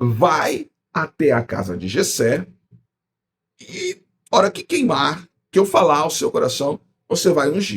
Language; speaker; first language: Portuguese; native; Portuguese